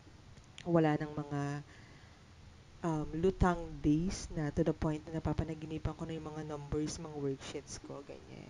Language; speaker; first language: English; non-native, local second language; Filipino